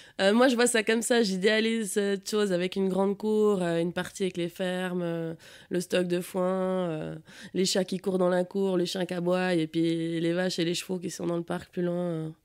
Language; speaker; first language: French; native; French